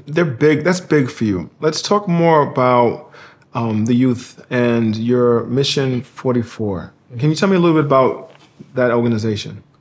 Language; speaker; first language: English; native; English